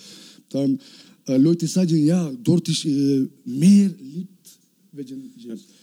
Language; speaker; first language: German; non-native, learner; Turkish